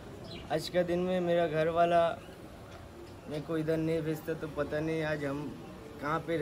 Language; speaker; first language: Hindi; non-native, local second language; Bangla